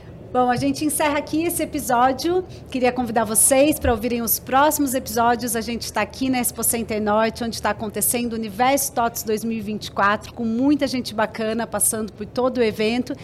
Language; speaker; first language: Portuguese; native; Portuguese